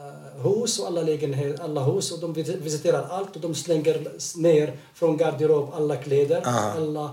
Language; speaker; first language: Swedish; non-native, fluent; Arabic